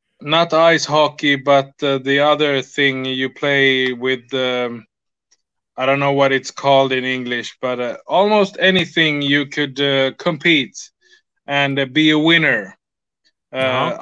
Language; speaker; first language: English; non-native, fluent; Swedish